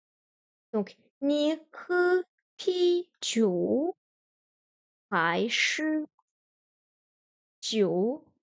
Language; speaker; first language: Chinese; non-native, learner; French